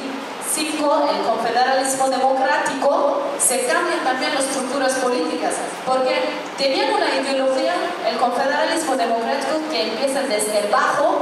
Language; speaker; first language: Spanish; non-native, fluent; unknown